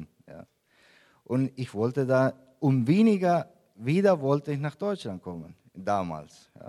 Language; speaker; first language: German; non-native, fluent; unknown